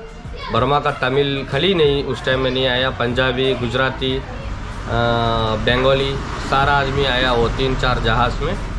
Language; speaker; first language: Hindi; non-native, local second language; Tamil